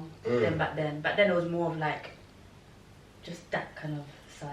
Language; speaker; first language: English; native; English